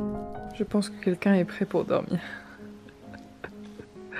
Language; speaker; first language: French; native; French